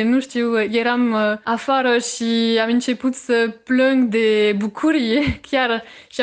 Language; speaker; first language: Romanian; non-native, fluent; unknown